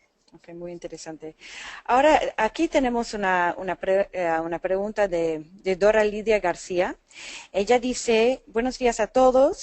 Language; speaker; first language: Spanish; non-native, fluent; English